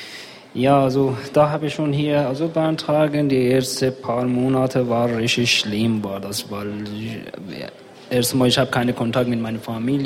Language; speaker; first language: German; non-native, learner; Persian